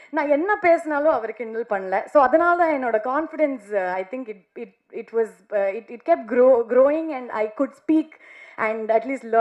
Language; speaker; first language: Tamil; non-native, learner; Kannada